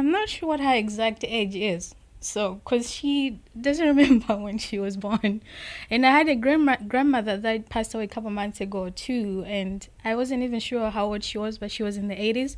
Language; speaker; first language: English; non-native, local second language; Nyanja